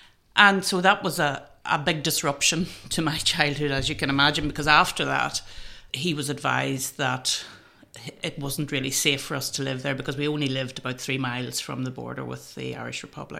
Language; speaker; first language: English; native; English